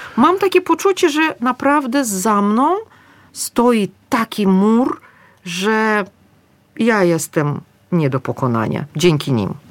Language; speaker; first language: Polish; early bilingual, other home language; Russian